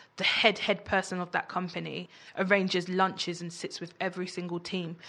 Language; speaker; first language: English; native; English